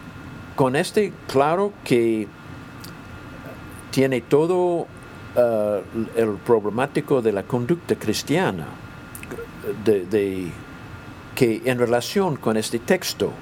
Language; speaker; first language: Spanish; non-native, fluent; English